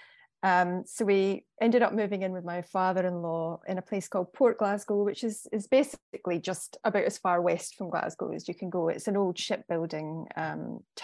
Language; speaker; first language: English; native; English